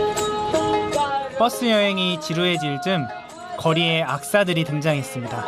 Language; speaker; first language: Korean; native; Korean